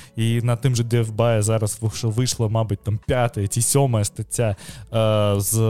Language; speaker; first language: Belarusian; non-native, local second language; Russian